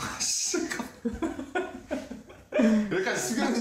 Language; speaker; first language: Korean; native; Korean